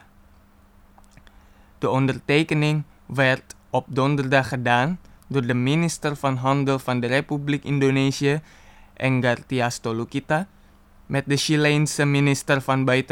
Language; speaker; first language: Dutch; non-native, fluent; Indonesian